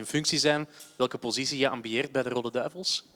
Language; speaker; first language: Dutch; native; Dutch